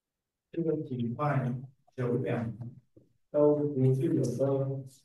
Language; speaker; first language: Chinese; non-native, learner; Vietnamese